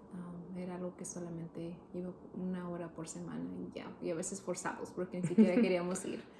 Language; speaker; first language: Spanish; early bilingual, heritage; Spanish